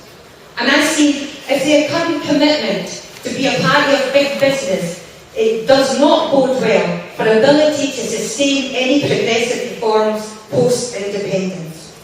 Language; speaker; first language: English; native; English